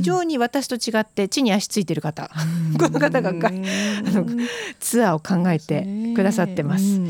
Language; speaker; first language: Japanese; native; Japanese